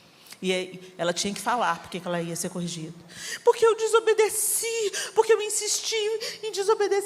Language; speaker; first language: Portuguese; native; Portuguese